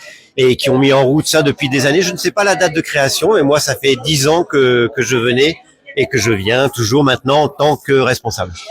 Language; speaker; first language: French; native; French